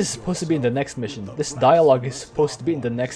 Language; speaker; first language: English; native; English